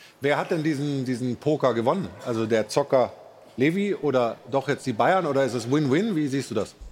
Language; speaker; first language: German; native; German